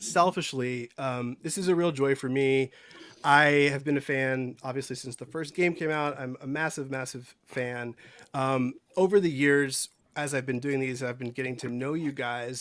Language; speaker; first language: English; native; English